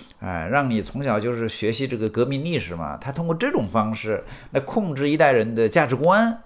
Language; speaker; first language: Chinese; native; Chinese